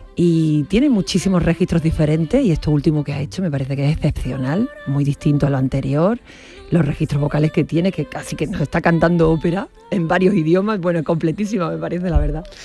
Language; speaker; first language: Spanish; native; Spanish